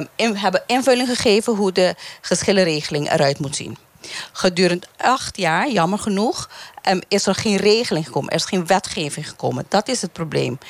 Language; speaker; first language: Dutch; non-native, local second language; Papiamento